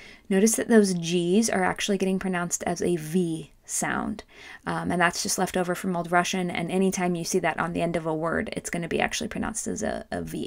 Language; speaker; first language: English; native; English